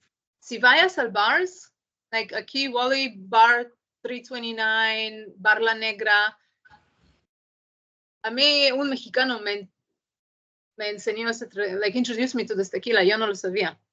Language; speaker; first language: Spanish; non-native, learner; English